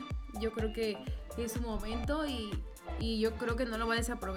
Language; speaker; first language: Spanish; native; Spanish